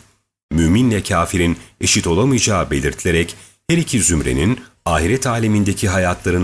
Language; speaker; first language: Turkish; native; Turkish